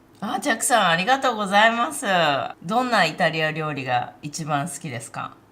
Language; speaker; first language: Japanese; native; Japanese